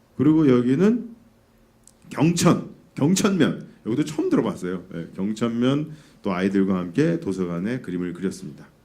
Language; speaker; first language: Korean; native; Korean